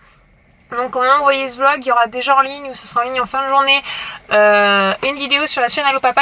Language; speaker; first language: French; native; French